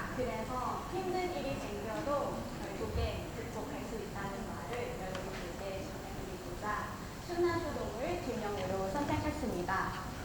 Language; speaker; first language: Korean; non-native, learner; Thai